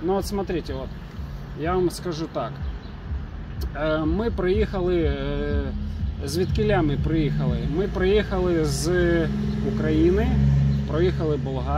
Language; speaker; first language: Russian; native; Russian